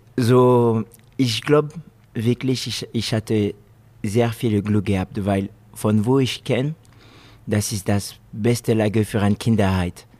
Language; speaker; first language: German; non-native, fluent; French